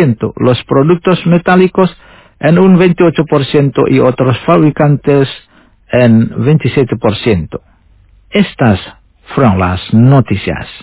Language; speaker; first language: Spanish; non-native, fluent; Indonesian